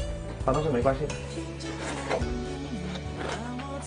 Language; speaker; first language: Chinese; native; Chinese